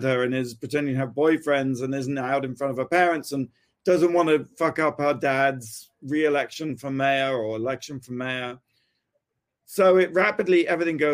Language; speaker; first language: English; native; English